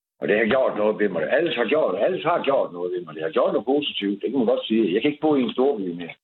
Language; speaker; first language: Danish; native; Danish